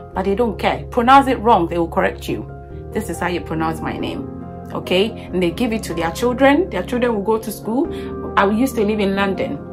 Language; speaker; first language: English; non-native, local second language; Akan